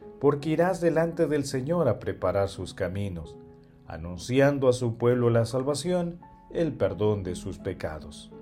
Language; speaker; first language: Spanish; native; Spanish